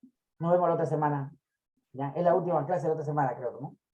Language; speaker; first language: Spanish; native; Spanish